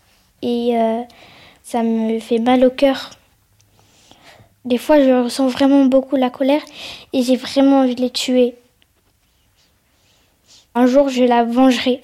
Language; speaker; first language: French; early bilingual, other home language; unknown